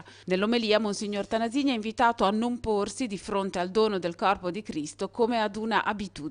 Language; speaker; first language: Italian; native; Italian